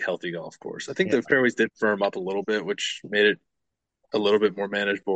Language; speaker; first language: English; native; English